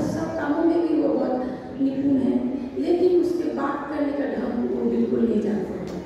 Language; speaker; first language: Hindi; non-native, local second language; Bangla